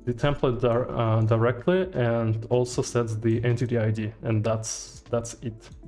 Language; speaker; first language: English; non-native, fluent; Russian